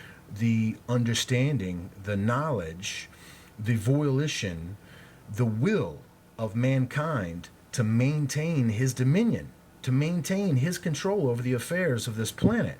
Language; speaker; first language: English; native; English